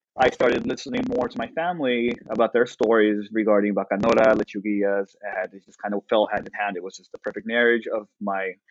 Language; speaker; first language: English; early bilingual, other home language; Spanish